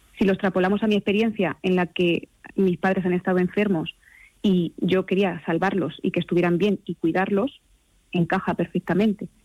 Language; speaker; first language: Spanish; native; Spanish